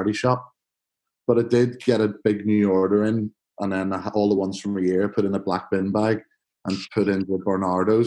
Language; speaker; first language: English; native; English